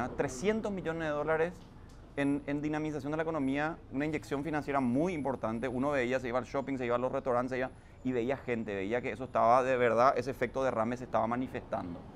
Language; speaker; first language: Spanish; native; Spanish